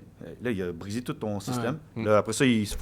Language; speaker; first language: French; native; French